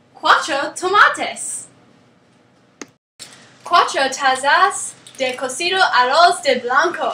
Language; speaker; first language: Spanish; non-native, learner; English